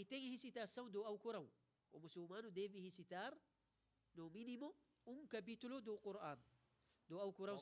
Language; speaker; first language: Portuguese; non-native, fluent; Arabic